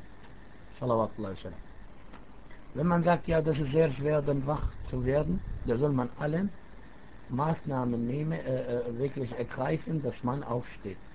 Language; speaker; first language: German; non-native, fluent; Arabic